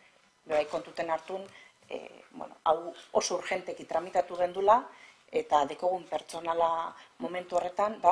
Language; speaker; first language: Basque; native; Basque